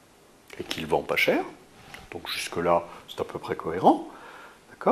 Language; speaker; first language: French; native; French